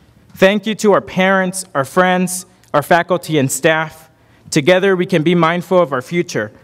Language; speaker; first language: English; early bilingual, other home language; Spanish